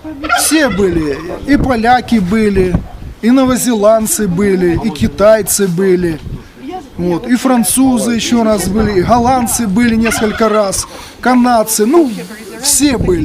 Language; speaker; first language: Russian; native; Russian